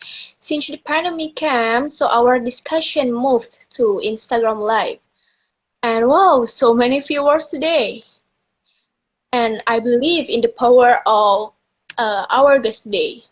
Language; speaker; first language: English; non-native, learner; Indonesian